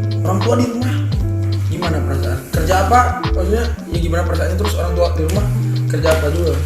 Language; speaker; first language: Indonesian; native; Indonesian